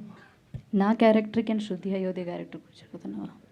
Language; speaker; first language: Telugu; non-native, learner; Malayalam